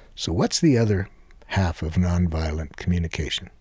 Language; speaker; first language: English; native; English